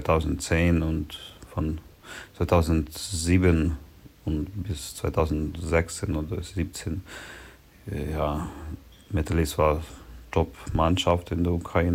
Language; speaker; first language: German; non-native, learner; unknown